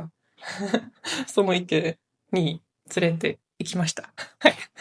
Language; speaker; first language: Japanese; non-native, learner; Italian